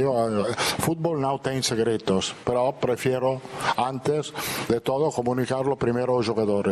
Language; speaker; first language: Portuguese; non-native, fluent; Italian